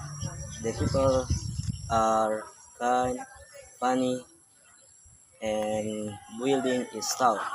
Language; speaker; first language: English; non-native, learner; Indonesian